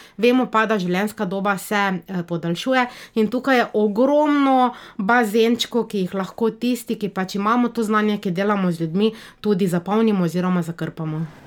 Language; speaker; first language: Slovenian; native; Slovenian